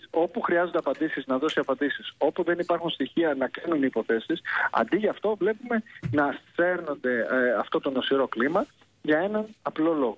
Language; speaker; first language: Greek; native; Greek